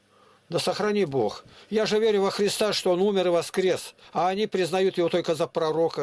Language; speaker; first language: Russian; native; Russian